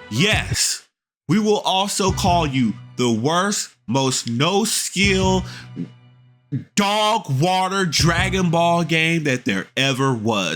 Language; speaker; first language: English; native; English